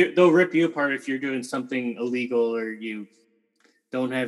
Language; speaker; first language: English; native; English